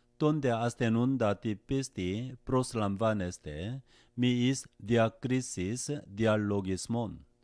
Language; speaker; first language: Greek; non-native, fluent; Korean